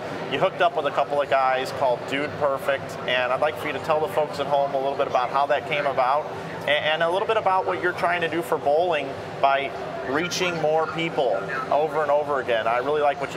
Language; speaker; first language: English; native; English